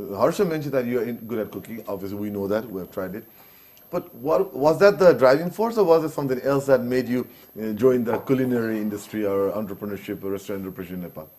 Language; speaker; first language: English; non-native, local second language; Nepali